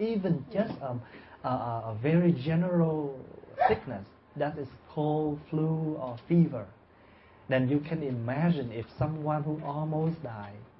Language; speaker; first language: English; non-native, fluent; Vietnamese